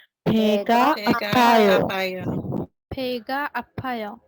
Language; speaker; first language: Korean; non-native, learner; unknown